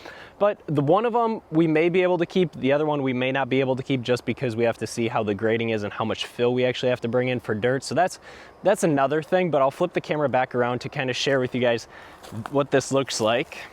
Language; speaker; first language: English; native; English